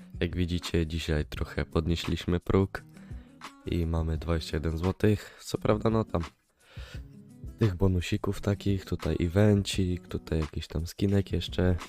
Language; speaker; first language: Polish; native; Polish